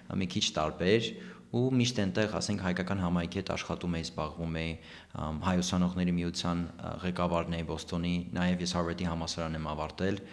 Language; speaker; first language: Armenian; early bilingual, heritage; Armenian